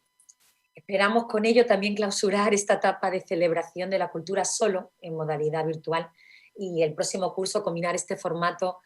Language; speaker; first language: Spanish; native; Spanish